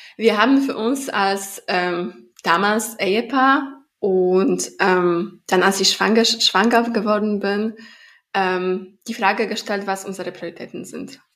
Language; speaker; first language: German; non-native, fluent; Polish